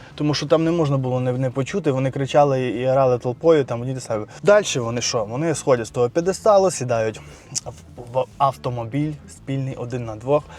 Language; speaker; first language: Ukrainian; non-native, local second language; Russian